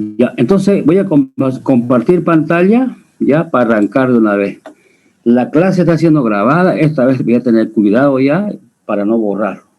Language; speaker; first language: Spanish; native; Spanish